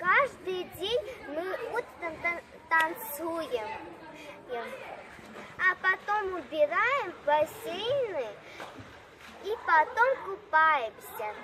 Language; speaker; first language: Russian; non-native, learner; Armenian